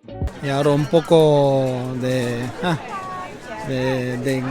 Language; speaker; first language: Spanish; non-native, fluent; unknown